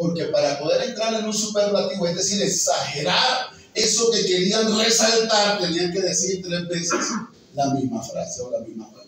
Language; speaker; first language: Spanish; native; Spanish